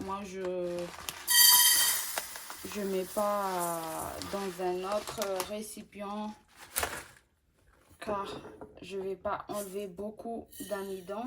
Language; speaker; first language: French; non-native, local second language; Malagasy